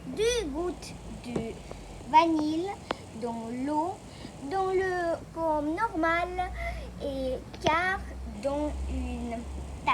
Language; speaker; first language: French; non-native, learner; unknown